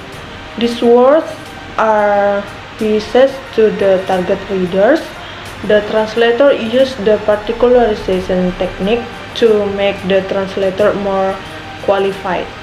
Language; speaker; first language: English; non-native, learner; Indonesian